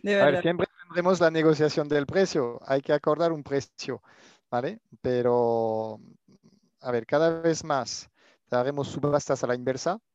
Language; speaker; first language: Spanish; non-native, fluent; French